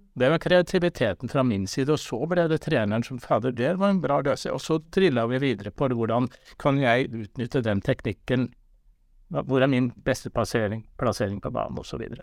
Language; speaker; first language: Norwegian; native; Norwegian